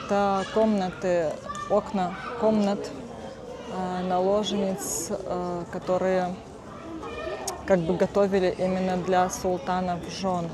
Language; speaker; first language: Russian; native; Russian